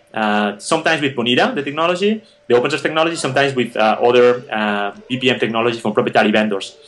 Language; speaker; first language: English; non-native, fluent; Spanish